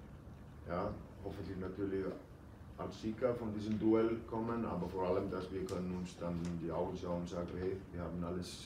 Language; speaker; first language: German; non-native, fluent; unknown